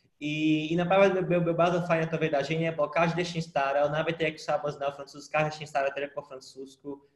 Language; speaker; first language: Polish; non-native, fluent; Portuguese